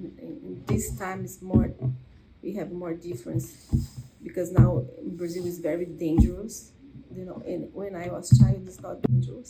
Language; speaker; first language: English; non-native, learner; Portuguese